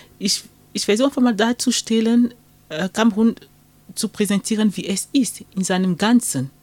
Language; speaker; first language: German; non-native, fluent; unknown